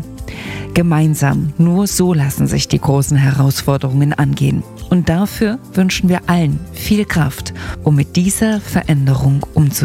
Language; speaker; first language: German; native; German